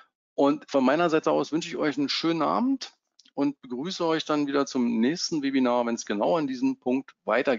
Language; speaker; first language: German; native; German